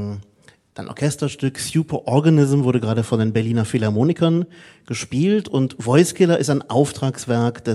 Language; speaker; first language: German; native; German